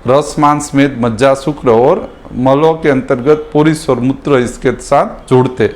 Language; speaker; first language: Hindi; non-native, local second language; Gujarati